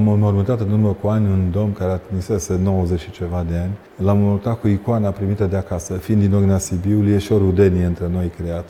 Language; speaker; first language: Romanian; native; Romanian